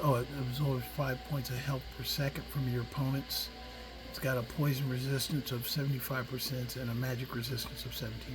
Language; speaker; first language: English; native; English